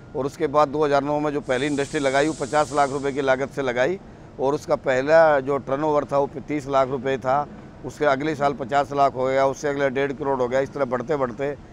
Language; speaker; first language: Hindi; native; Hindi